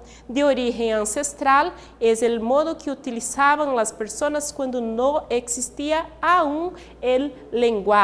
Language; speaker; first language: Spanish; non-native, learner; Portuguese